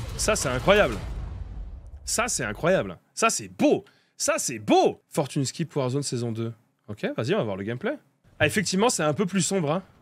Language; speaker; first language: French; native; French